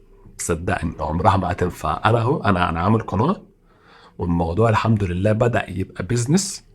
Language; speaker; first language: Arabic; native; Arabic